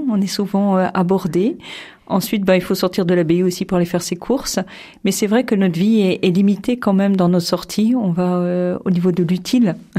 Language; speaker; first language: French; native; French